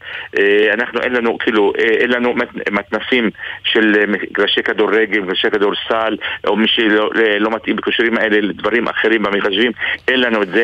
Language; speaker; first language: Hebrew; non-native, local second language; Arabic